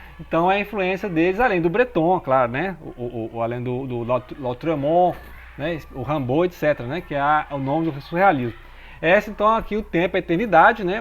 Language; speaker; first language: Portuguese; native; Portuguese